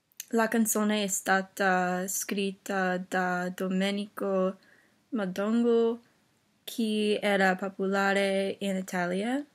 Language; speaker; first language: Italian; non-native, learner; English